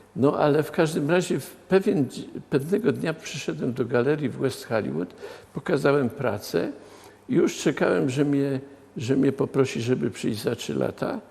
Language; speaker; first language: Polish; native; Polish